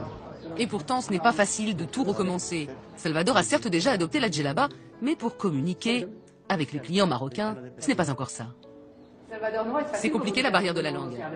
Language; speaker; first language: French; native; French